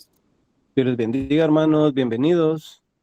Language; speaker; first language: Spanish; native; Spanish